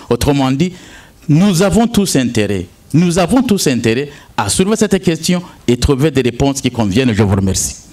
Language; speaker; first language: French; non-native, local second language; Rundi